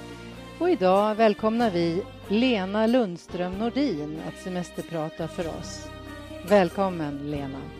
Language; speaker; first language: Swedish; native; Swedish